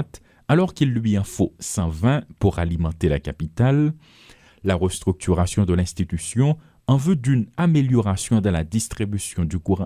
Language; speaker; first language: French; non-native, local second language; Haitian Creole